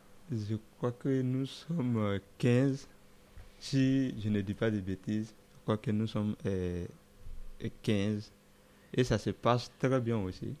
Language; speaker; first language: French; non-native, local second language; Dyula